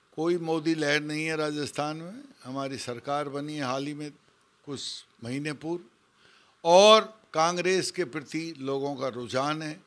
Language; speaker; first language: Hindi; native; Hindi